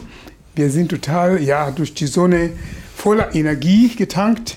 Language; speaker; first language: German; non-native, fluent; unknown